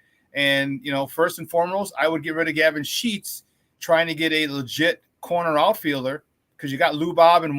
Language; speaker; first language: English; native; English